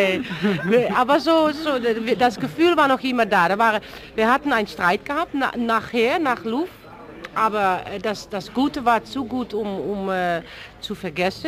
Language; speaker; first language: German; non-native, fluent; Dutch